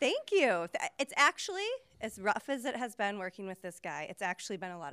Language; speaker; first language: English; native; English